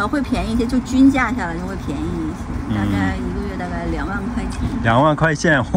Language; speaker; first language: Chinese; native; Chinese